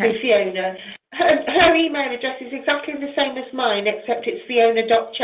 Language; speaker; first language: English; native; English